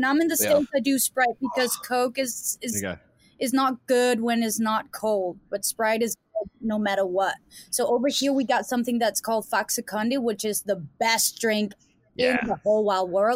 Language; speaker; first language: English; non-native, fluent; Danish